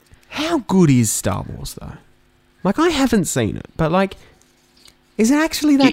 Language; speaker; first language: English; native; English